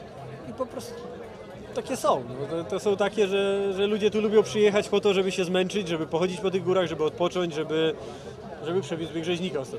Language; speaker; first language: Polish; native; Polish